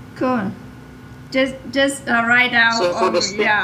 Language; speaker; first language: English; non-native, learner; Vietnamese